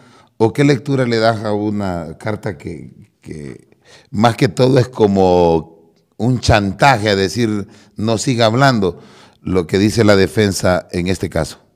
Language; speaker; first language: Spanish; native; Spanish